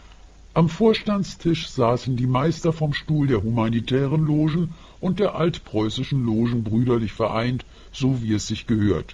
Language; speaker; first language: German; native; German